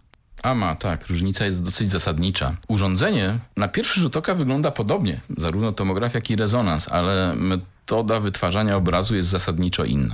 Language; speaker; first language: Polish; native; Polish